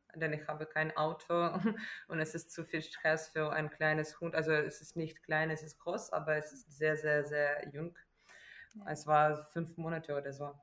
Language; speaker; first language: German; non-native, fluent; Ukrainian